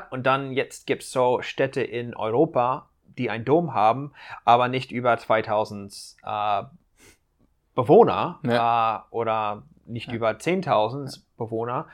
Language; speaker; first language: German; non-native, fluent; English